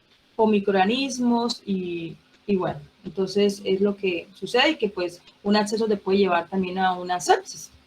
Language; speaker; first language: Spanish; native; Spanish